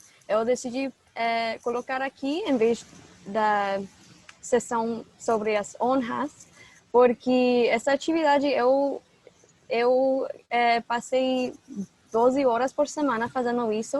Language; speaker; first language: Portuguese; non-native, fluent; English